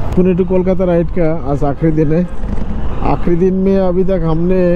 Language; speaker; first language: Hindi; non-native, local second language; Bangla